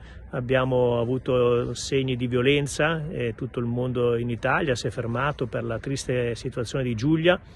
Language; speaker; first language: Italian; native; Italian